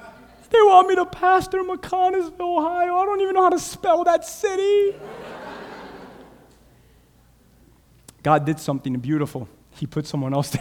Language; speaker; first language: English; non-native, fluent; Spanish